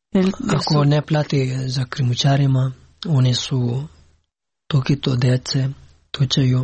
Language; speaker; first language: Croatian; non-native, learner; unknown